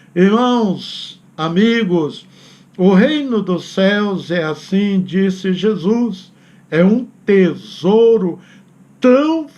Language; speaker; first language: Portuguese; native; Portuguese